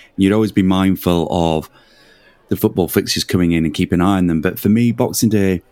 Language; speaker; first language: English; native; English